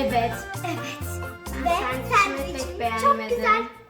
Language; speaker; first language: Turkish; early bilingual, heritage; Turkish